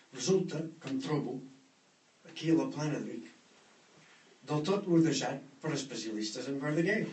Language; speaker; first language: Catalan; non-native, fluent; English